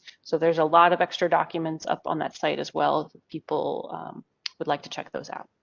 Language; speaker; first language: English; native; English